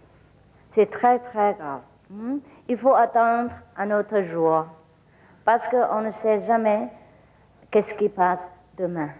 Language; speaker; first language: French; non-native, learner; Vietnamese